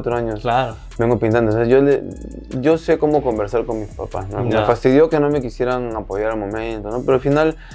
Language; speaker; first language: Spanish; early bilingual, heritage; Spanish